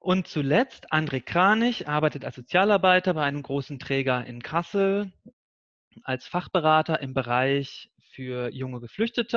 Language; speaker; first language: German; native; German